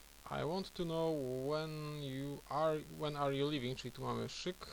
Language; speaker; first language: English; non-native, fluent; Polish